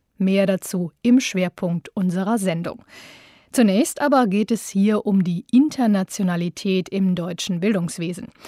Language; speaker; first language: German; native; German